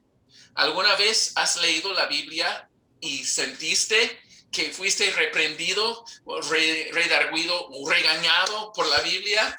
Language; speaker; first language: Spanish; non-native, fluent; English